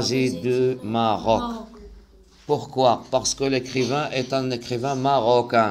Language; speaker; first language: French; non-native, local second language; Arabic